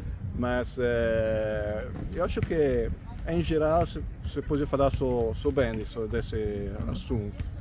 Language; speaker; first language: Portuguese; non-native, fluent; Italian